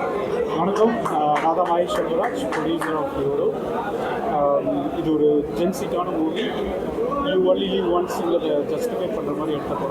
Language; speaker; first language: Tamil; native; Tamil